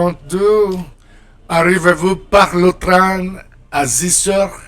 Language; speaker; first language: French; non-native, fluent; Spanish